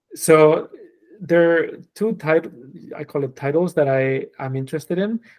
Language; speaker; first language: English; non-native, fluent; Spanish